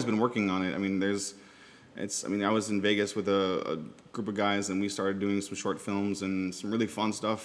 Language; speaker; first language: English; native; English